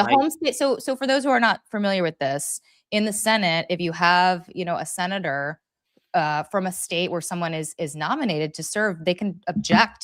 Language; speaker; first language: English; native; English